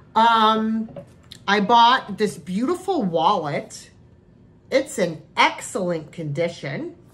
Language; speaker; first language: English; native; English